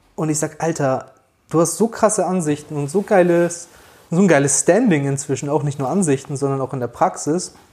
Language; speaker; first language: German; early bilingual, other home language; Polish